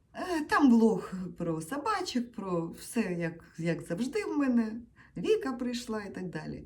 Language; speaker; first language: Ukrainian; non-native, local second language; Russian